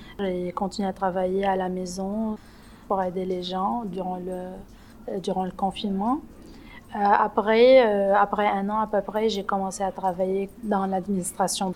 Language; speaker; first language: French; non-native, local second language; Arabic